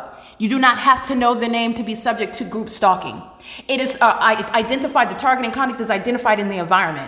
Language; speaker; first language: English; native; English